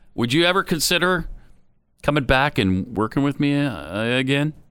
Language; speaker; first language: English; native; English